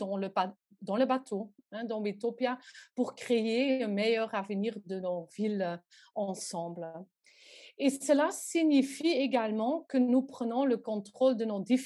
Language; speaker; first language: French; non-native, local second language; Dutch